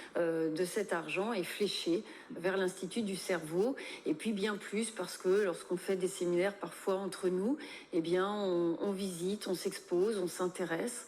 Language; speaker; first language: French; native; French